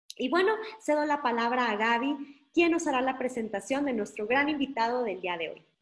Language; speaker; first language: Spanish; native; Spanish